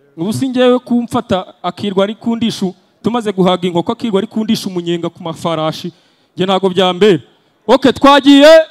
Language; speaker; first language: Kinyarwanda; native; Kinyarwanda